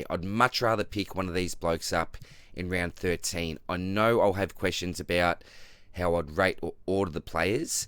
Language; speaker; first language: English; native; English